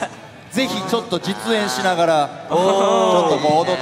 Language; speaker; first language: Japanese; native; Japanese